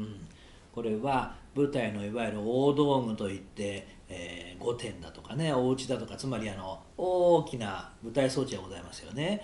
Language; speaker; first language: Japanese; native; Japanese